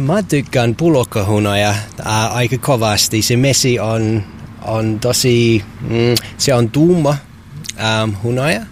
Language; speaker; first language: Finnish; non-native, learner; English